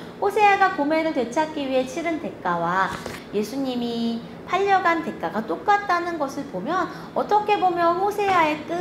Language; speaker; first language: Korean; native; Korean